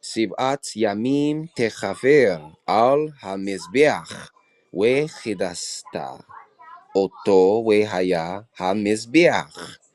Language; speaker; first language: Hebrew; non-native, learner; English